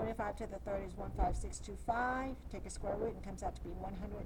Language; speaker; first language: English; native; English